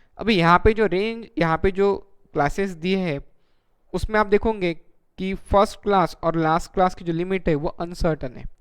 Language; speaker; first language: Hindi; non-native, local second language; Marathi